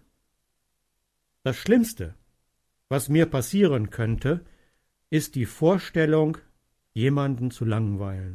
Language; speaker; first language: German; native; German